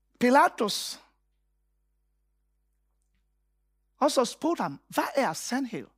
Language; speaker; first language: Danish; non-native, fluent; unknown